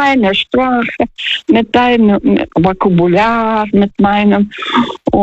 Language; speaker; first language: German; non-native, fluent; Russian